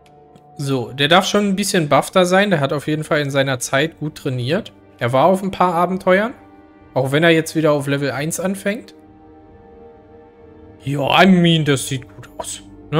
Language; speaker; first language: German; native; German